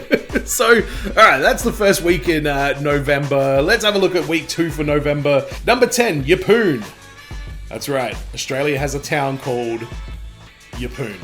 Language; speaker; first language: English; native; English